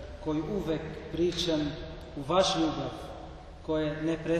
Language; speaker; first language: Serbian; non-native, learner; Arabic